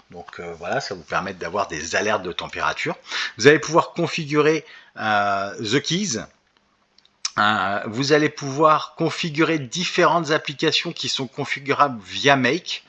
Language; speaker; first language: French; native; French